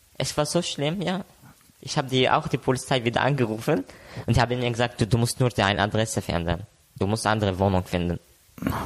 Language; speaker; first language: German; non-native, learner; Arabic